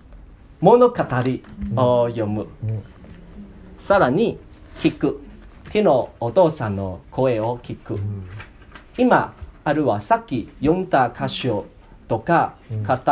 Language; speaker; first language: Japanese; non-native, learner; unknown